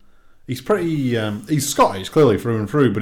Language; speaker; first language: English; native; English